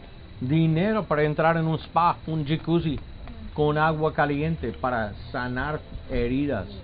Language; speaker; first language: Spanish; non-native, learner; English